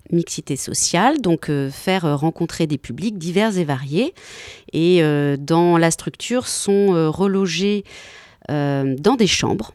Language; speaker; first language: French; native; French